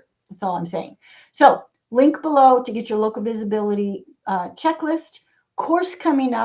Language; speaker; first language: English; native; English